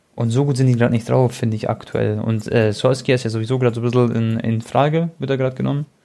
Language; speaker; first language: German; early bilingual, other home language; Croatian